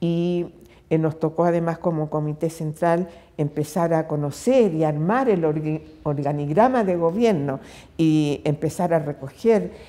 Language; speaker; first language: Spanish; native; Spanish